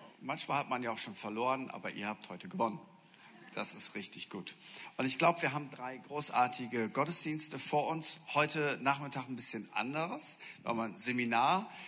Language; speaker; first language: German; native; German